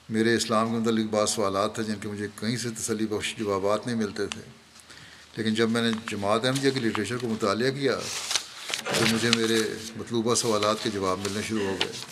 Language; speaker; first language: Urdu; native; Urdu